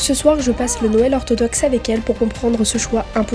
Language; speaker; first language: French; native; French